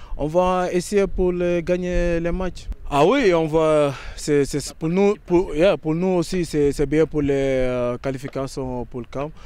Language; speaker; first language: French; non-native, learner; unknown